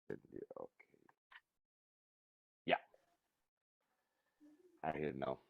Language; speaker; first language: English; non-native, fluent; Spanish